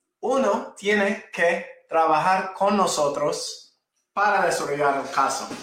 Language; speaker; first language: Spanish; non-native, fluent; English